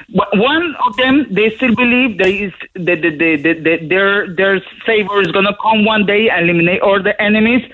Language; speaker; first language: English; non-native, fluent; Spanish